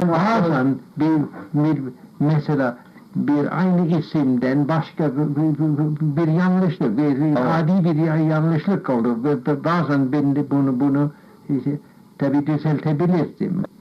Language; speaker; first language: Turkish; non-native, fluent; English